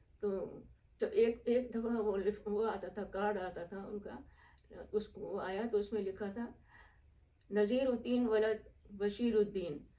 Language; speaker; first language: Urdu; native; Urdu